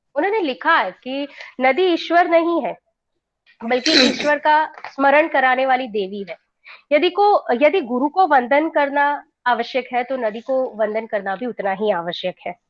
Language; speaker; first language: Hindi; non-native, local second language; Gujarati